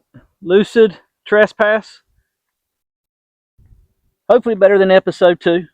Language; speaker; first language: English; native; English